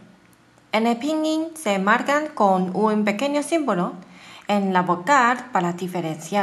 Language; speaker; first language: Spanish; non-native, fluent; Chinese